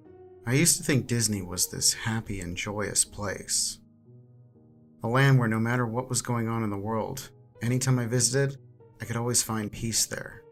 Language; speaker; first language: English; native; English